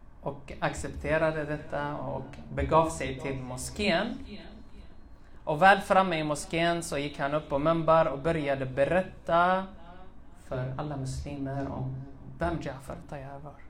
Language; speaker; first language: Swedish; early bilingual, other home language; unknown